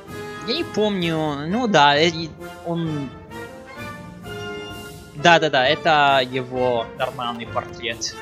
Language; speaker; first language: Russian; non-native, learner; English